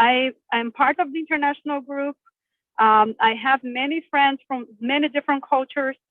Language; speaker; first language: English; non-native, fluent; Portuguese